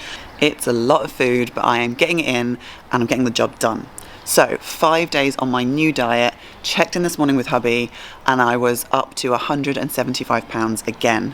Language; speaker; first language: English; native; English